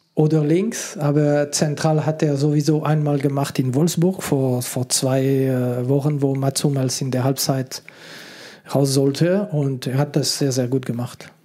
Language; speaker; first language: German; non-native, local second language; French